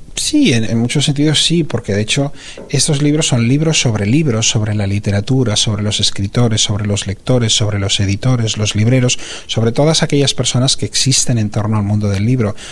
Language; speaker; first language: Spanish; native; Spanish